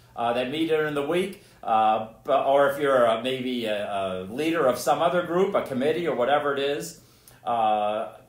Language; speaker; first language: English; native; English